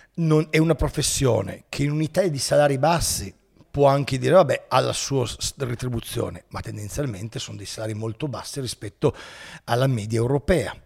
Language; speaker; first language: Italian; native; Italian